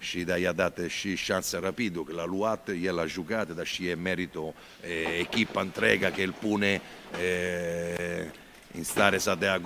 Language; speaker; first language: Romanian; non-native, learner; Italian